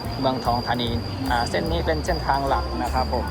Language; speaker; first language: Thai; native; Thai